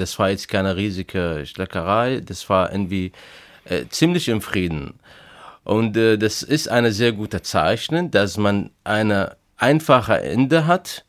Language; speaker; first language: German; non-native, fluent; Arabic